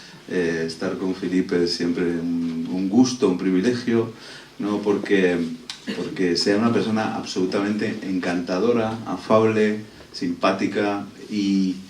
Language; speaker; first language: Spanish; native; Spanish